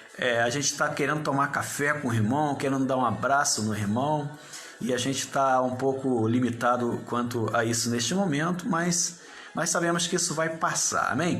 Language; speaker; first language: Portuguese; native; Portuguese